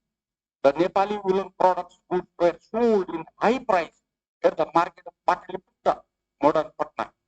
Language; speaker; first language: English; non-native, fluent; Nepali